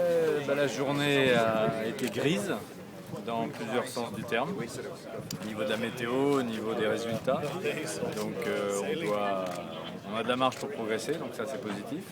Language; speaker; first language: French; native; French